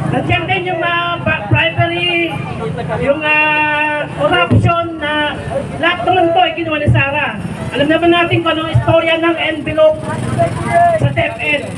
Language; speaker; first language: Filipino; native; Filipino